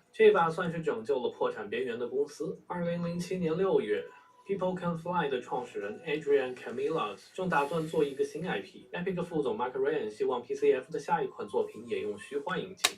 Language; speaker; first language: Chinese; native; Chinese